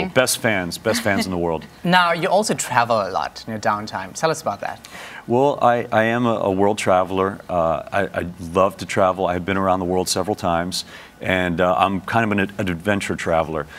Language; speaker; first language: English; native; English